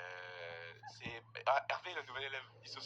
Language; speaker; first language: French; native; French